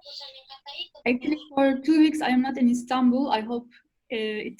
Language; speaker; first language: English; non-native, fluent; Turkish